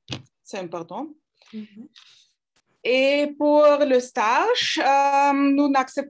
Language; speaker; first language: French; non-native, fluent; German